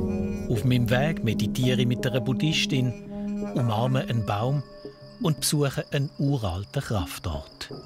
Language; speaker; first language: German; native; German